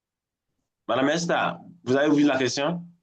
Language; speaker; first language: French; non-native, fluent; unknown